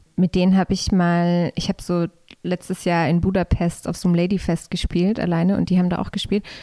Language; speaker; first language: German; early bilingual, other home language; Polish